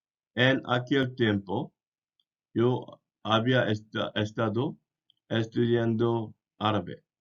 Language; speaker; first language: Spanish; non-native, fluent; English